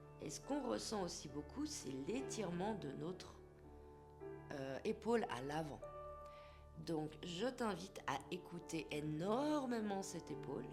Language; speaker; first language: French; native; French